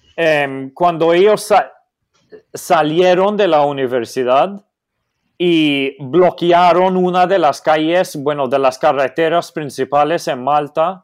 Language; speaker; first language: Spanish; non-native, fluent; Maltese